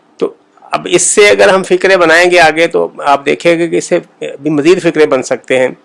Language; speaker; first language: Urdu; native; Urdu